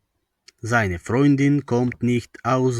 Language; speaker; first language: German; non-native, fluent; Macedonian